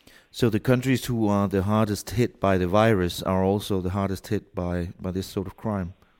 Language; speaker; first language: English; non-native, fluent; Danish